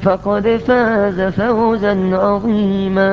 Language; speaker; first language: Arabic; native; Arabic